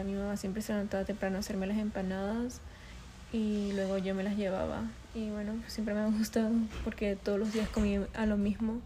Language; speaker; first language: Spanish; early bilingual, other home language; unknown